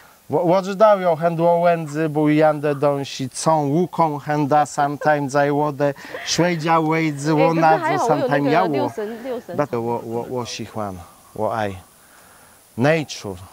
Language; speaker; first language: Chinese; non-native, learner; Polish